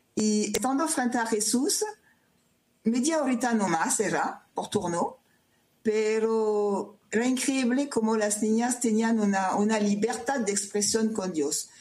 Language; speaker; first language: Spanish; non-native, fluent; French